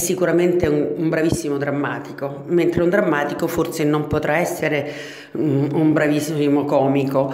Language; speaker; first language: Italian; native; Italian